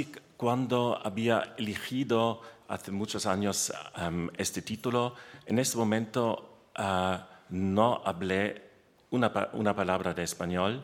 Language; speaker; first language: Spanish; non-native, learner; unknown